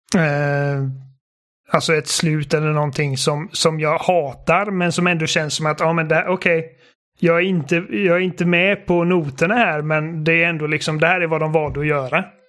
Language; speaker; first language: Swedish; native; Swedish